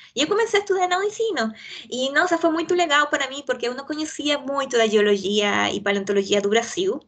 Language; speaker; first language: Portuguese; non-native, fluent; Spanish